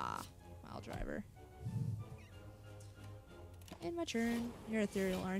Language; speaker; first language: English; native; English